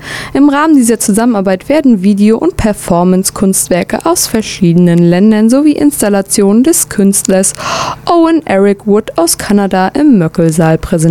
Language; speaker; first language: German; native; German